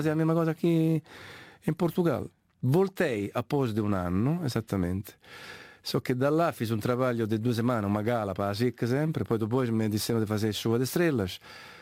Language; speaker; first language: Portuguese; non-native, fluent; Italian